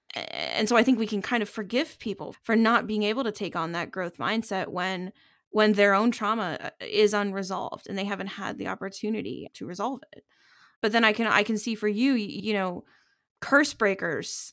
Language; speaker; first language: English; native; English